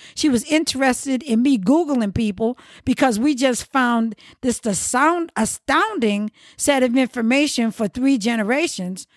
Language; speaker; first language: English; native; English